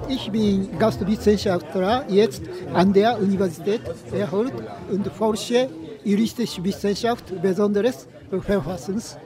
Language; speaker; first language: German; non-native, learner; Japanese